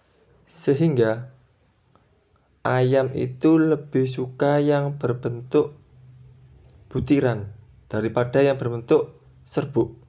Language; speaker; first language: Indonesian; native; Indonesian